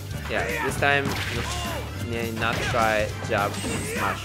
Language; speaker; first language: English; non-native, learner; Chinese